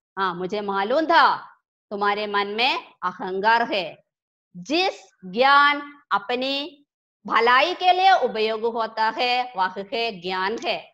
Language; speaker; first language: Hindi; non-native, local second language; Malayalam